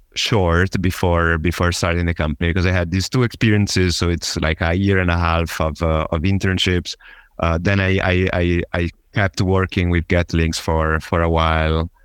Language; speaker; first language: English; non-native, fluent; Italian